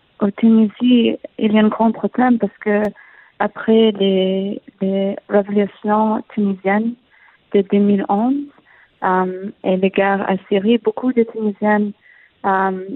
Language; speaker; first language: French; non-native, learner; Arabic